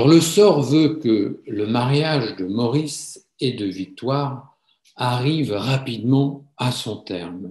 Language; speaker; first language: French; native; French